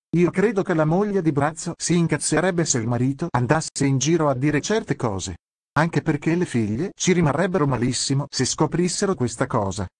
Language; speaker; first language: Italian; native; Italian